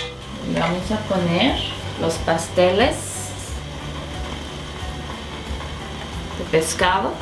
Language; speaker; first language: Spanish; non-native, fluent; Korean